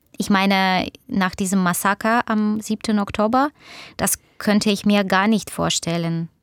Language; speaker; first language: German; non-native, fluent; Russian